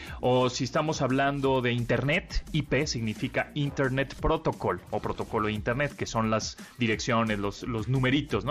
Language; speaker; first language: Spanish; native; Spanish